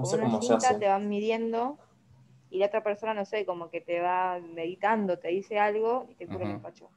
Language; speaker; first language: Spanish; native; Spanish